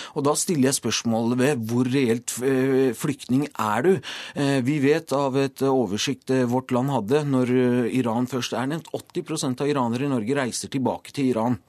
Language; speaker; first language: Norwegian; early bilingual, other home language; Persian